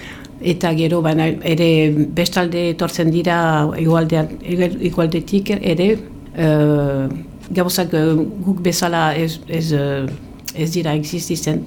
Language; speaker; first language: Basque; non-native, local second language; French